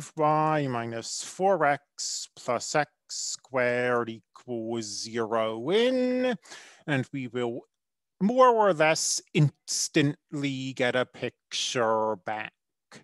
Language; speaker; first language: English; native; English